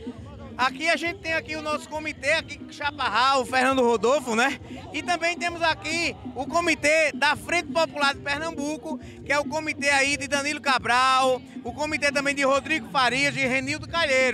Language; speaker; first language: Portuguese; native; Portuguese